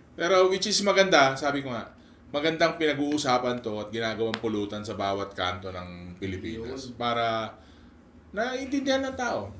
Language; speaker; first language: Filipino; non-native, local second language; Iloko